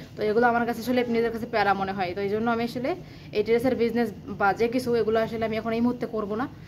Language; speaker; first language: Bangla; native; Bangla